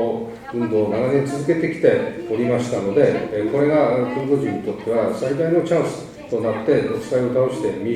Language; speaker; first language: Japanese; native; Japanese